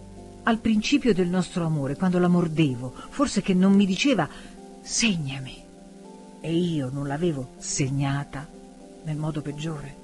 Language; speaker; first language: Italian; native; Italian